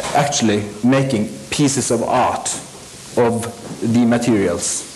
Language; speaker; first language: English; non-native, fluent; Norwegian